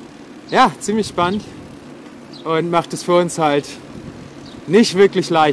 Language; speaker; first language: German; native; German